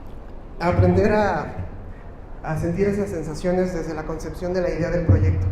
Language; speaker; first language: Spanish; native; Spanish